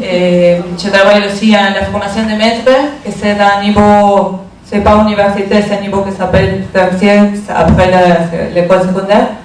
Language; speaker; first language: French; non-native, learner; Spanish